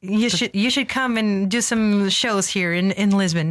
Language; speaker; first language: English; non-native, fluent; Portuguese